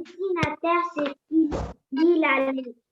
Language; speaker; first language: French; non-native, local second language; Arabic